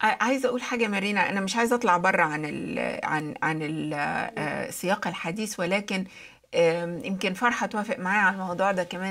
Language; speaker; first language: Arabic; native; Arabic